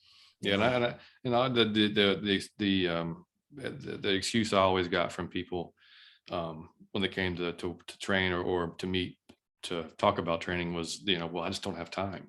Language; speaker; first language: English; native; English